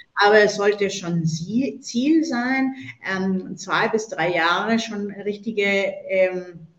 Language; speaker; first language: German; non-native, fluent; Spanish